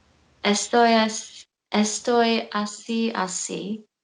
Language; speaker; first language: Spanish; non-native, learner; Korean